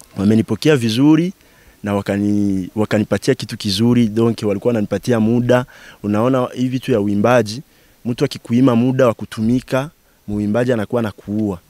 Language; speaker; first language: Swahili; non-native, local second language; Bembe